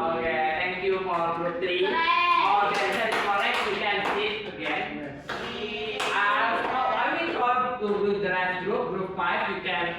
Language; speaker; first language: English; non-native, learner; Indonesian